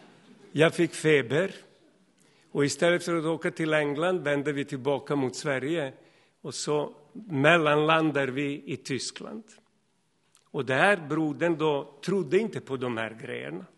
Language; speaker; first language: Swedish; non-native, fluent; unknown